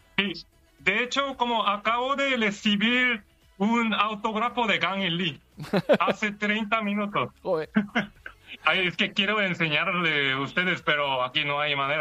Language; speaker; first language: Spanish; non-native, fluent; Korean